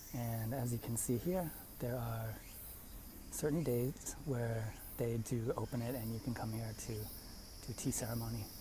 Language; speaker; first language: English; native; English